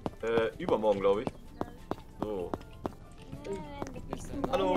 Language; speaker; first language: German; native; German